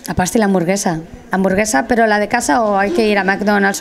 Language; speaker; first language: Spanish; native; Spanish